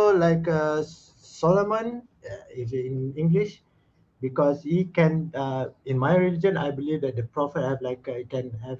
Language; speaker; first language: English; non-native, local second language; Malay